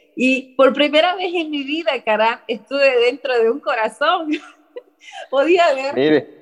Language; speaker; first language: Spanish; native; Spanish